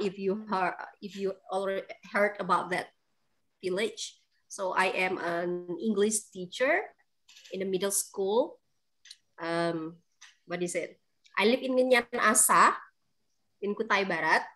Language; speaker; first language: English; non-native, fluent; Indonesian